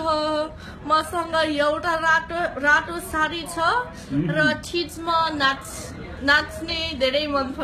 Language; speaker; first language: Nepali; non-native, learner; English